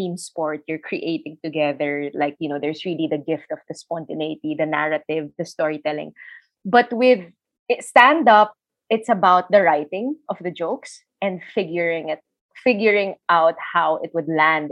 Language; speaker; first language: English; non-native, local second language; Filipino